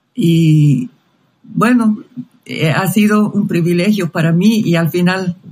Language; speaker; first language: Spanish; non-native, fluent; English